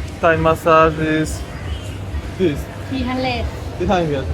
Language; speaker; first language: English; non-native, learner; Polish